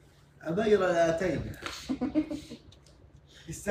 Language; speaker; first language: Arabic; native; Arabic